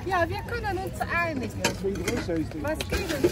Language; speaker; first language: German; non-native, learner; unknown